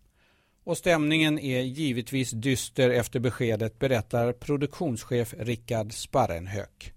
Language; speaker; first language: Swedish; native; Swedish